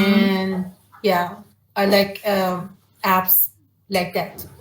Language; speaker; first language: English; non-native, learner; Persian